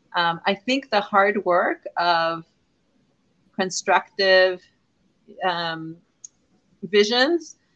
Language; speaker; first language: English; non-native, fluent; Hebrew